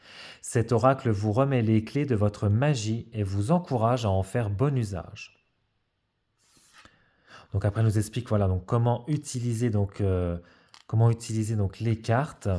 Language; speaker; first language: French; native; French